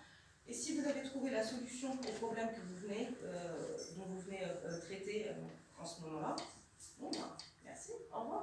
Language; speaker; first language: French; native; French